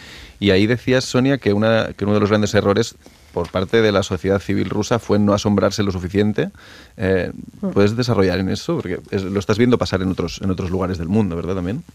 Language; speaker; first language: Spanish; native; Spanish